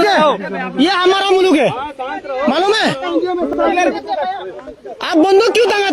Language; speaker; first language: Hindi; non-native, learner; Bangla